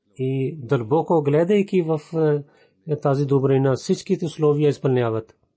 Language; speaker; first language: Bulgarian; non-native, fluent; Urdu